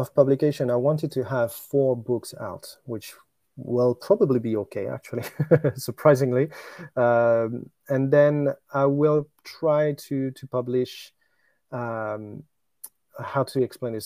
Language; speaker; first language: English; non-native, fluent; French